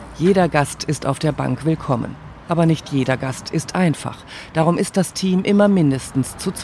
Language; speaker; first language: German; native; German